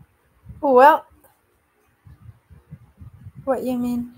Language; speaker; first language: English; non-native, local second language; Filipino